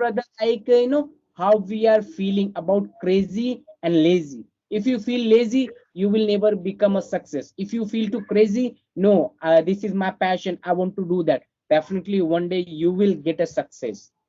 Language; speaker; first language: English; non-native, fluent; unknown